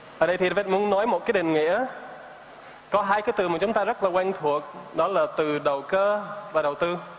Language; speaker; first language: Vietnamese; non-native, fluent; English